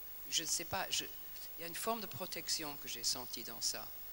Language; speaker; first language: French; non-native, fluent; English